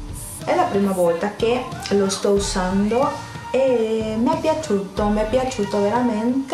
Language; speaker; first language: Italian; non-native, fluent; Spanish